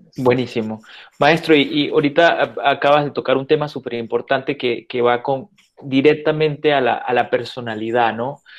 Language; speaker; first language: Spanish; native; Spanish